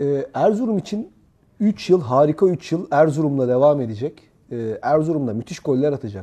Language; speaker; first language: Turkish; native; Turkish